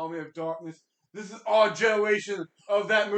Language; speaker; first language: English; native; English